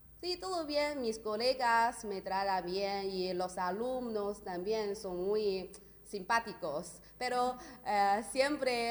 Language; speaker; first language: Spanish; non-native, learner; Chinese